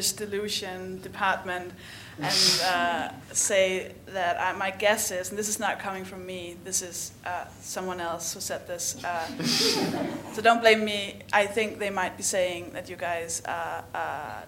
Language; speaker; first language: English; non-native, fluent; Danish